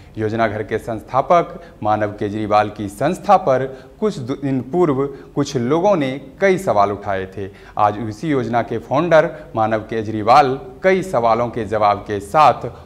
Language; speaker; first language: Hindi; native; Hindi